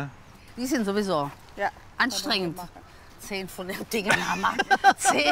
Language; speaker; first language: German; native; German